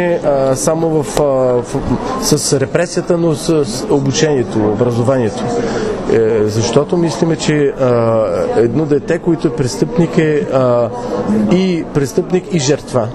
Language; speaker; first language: Bulgarian; non-native, fluent; French